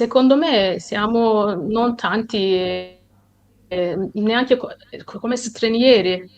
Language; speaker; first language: Italian; non-native, fluent; Turkish